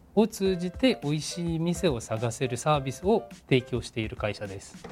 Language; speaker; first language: Japanese; non-native, fluent; Filipino